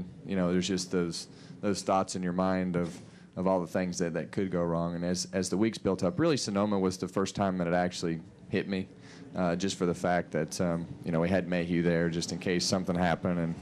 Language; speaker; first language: English; native; English